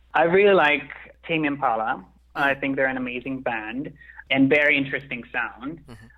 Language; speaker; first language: English; non-native, fluent; Italian